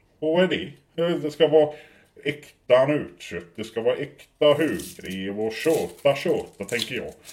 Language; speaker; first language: Swedish; native; Swedish